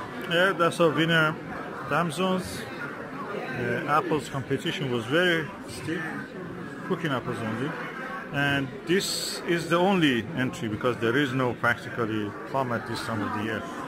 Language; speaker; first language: English; non-native, fluent; Persian